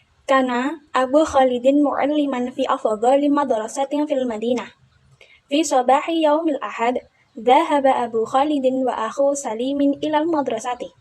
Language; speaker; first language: Arabic; non-native, learner; Indonesian